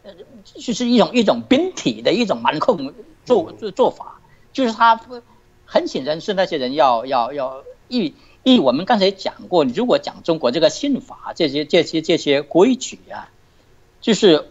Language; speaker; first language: Chinese; native; Chinese